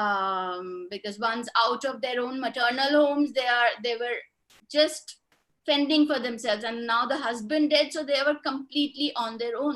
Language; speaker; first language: English; non-native, local second language; Hindi